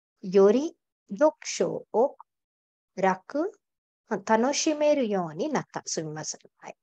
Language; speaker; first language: Japanese; non-native, fluent; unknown